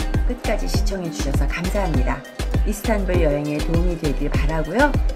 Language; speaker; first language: Korean; native; Korean